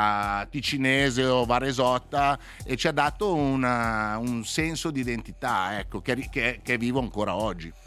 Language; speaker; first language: Italian; native; Italian